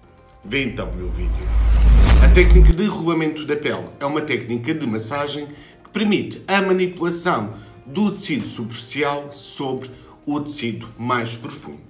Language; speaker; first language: Portuguese; native; Portuguese